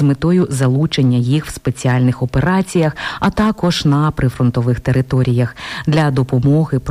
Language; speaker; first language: Ukrainian; native; Ukrainian